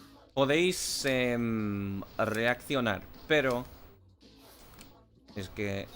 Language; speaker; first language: Spanish; non-native, learner; English